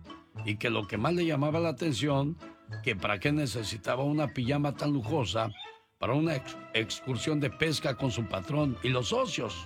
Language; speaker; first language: Spanish; native; Spanish